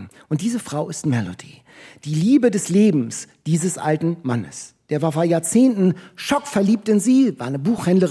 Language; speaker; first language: German; native; German